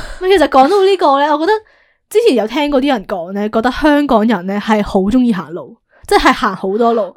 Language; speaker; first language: Cantonese; native; Cantonese